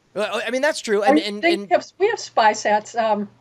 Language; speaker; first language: English; native; English